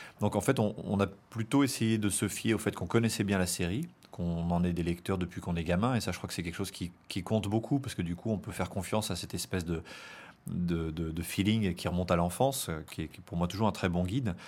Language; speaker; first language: French; native; French